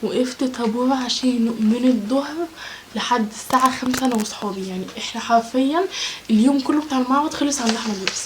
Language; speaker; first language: Arabic; native; Arabic